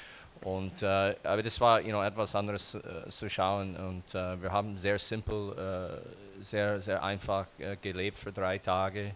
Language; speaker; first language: German; non-native, fluent; English